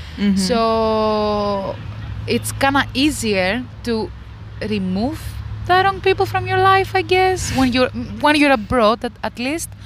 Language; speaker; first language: English; non-native, fluent; Greek